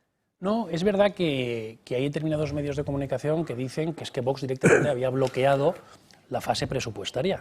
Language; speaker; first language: Spanish; native; Spanish